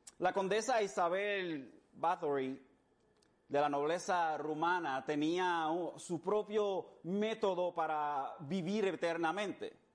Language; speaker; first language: Spanish; early bilingual, heritage; Spanish